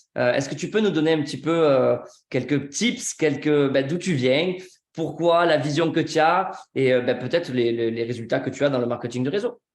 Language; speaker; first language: French; native; French